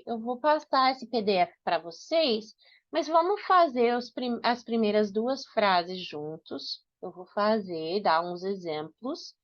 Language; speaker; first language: Portuguese; non-native, fluent; English